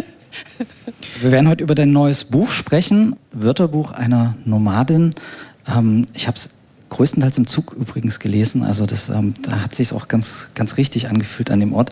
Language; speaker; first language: German; native; German